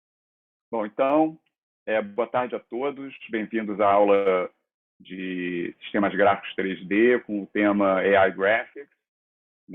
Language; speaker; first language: Portuguese; native; Portuguese